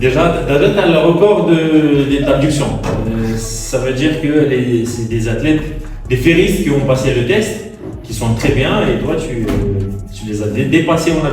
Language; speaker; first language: French; native; French